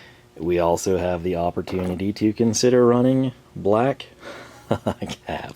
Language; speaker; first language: English; native; English